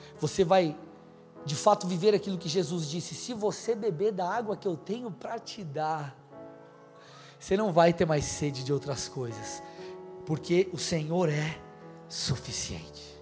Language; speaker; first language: Portuguese; native; Portuguese